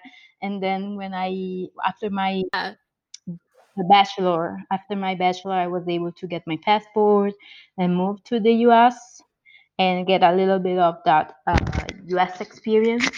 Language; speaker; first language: English; non-native, fluent; Italian